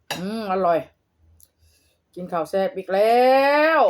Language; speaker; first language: Thai; non-native, local second language; Lao